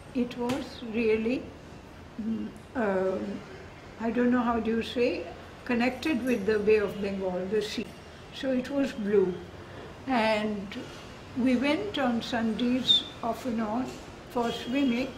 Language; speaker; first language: English; non-native, local second language; Bangla